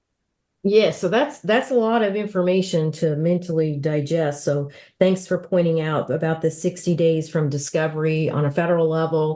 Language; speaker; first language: English; native; English